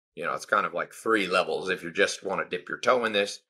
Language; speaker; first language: English; native; English